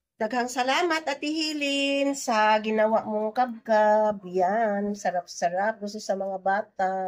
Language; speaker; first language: Filipino; non-native, local second language; Cebuano